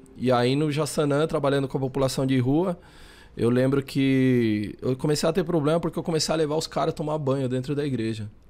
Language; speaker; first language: Portuguese; early bilingual, other home language; Spanish